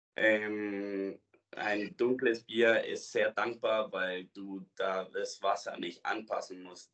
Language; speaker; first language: German; non-native, fluent; Spanish